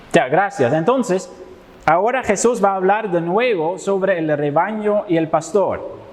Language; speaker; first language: Spanish; non-native, fluent; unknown